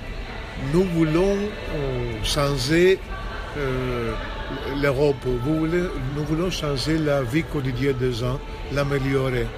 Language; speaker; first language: French; non-native, fluent; Greek